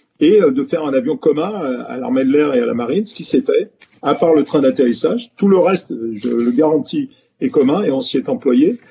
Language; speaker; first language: French; native; French